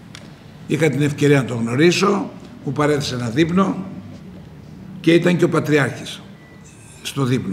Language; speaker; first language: Greek; native; Greek